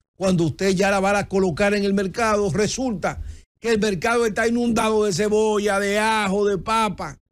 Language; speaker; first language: Spanish; native; Spanish